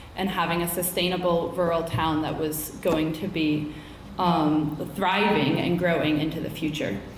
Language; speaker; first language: English; native; English